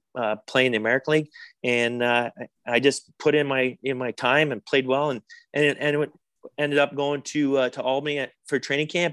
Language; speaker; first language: English; native; English